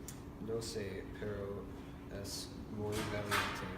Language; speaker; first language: Spanish; non-native, learner; English